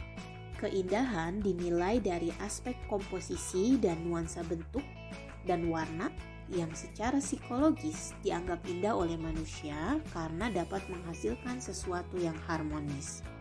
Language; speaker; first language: Indonesian; native; Indonesian